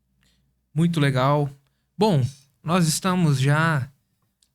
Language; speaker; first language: Portuguese; native; Portuguese